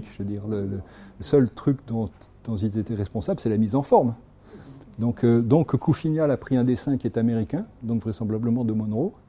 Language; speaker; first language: French; native; French